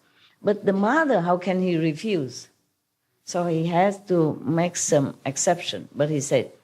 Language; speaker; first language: English; non-native, fluent; Vietnamese